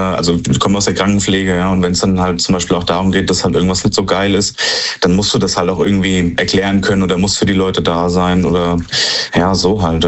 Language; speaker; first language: German; native; German